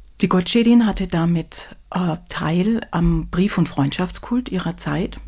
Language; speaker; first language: German; native; German